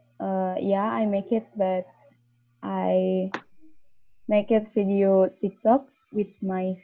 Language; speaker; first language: English; non-native, learner; Indonesian